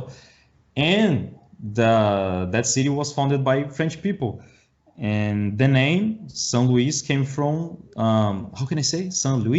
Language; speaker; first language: English; non-native, learner; Portuguese